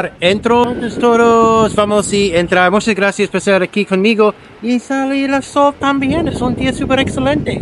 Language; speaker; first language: Spanish; non-native, learner; English